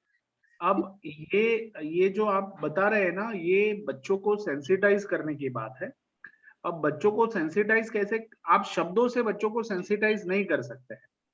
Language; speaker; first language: Hindi; native; Hindi